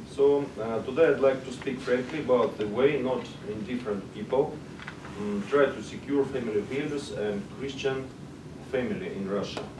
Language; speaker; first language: English; non-native, learner; Russian